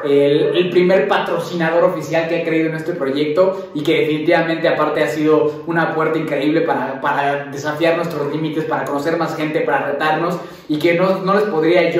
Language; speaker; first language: Spanish; native; Spanish